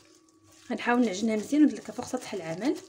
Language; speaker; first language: Arabic; native; Arabic